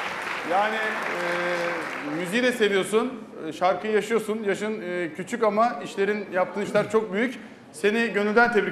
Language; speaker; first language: Turkish; native; Turkish